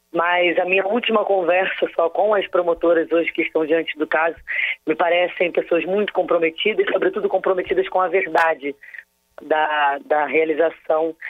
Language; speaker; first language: Portuguese; native; Portuguese